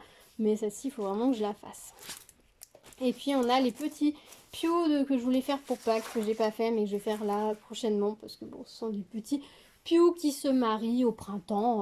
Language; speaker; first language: French; native; French